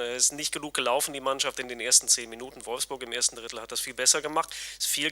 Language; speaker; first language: German; native; German